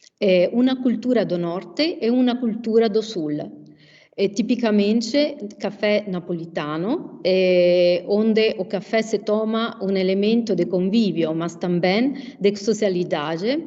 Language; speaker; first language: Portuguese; non-native, fluent; Italian